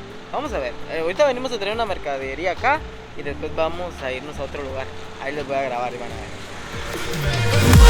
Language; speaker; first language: Spanish; native; Spanish